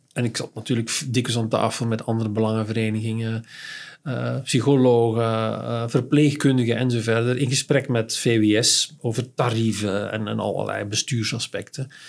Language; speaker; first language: Dutch; native; Dutch